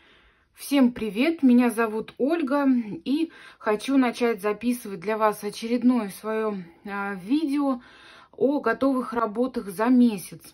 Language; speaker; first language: Russian; native; Russian